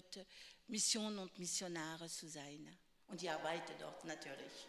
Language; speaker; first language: German; non-native, fluent; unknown